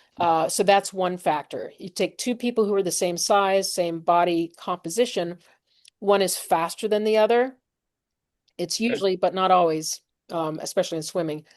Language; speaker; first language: English; native; English